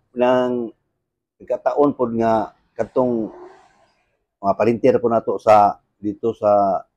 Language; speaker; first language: Cebuano; native; Cebuano